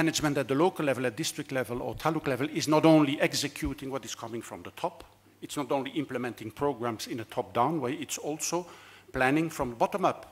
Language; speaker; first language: English; non-native, fluent; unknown